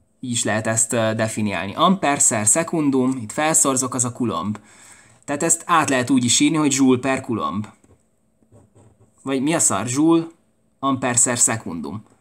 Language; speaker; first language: Hungarian; native; Hungarian